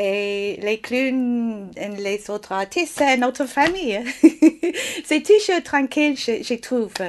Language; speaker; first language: French; non-native, learner; English